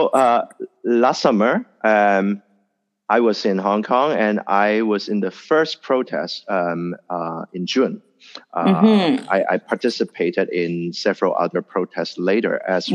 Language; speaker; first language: English; non-native, local second language; Cantonese